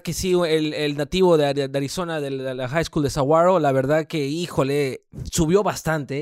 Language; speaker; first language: Spanish; early bilingual, heritage; Spanish